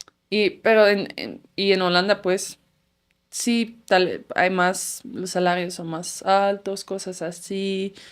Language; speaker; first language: Spanish; non-native, fluent; Dutch